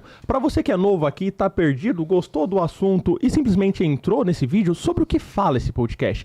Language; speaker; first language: Portuguese; native; Portuguese